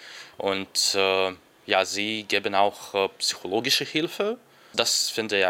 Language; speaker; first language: German; non-native, fluent; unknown